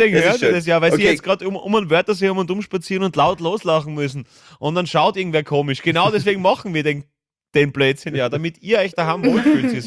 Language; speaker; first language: German; native; German